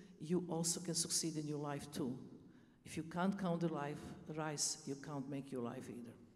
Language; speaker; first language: English; non-native, fluent; Serbian